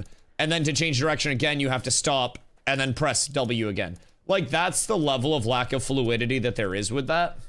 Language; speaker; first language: English; native; English